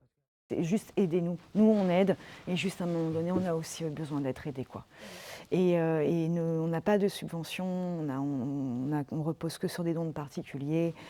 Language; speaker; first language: French; native; French